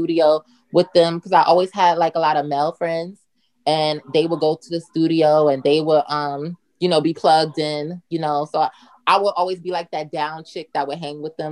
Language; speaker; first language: English; native; English